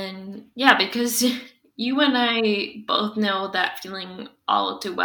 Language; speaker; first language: English; native; English